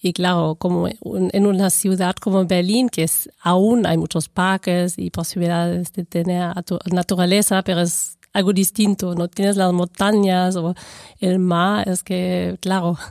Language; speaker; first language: Spanish; non-native, fluent; German